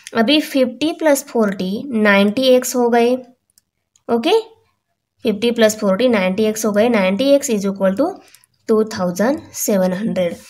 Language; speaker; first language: Hindi; non-native, local second language; Marathi